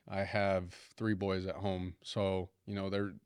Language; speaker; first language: English; native; English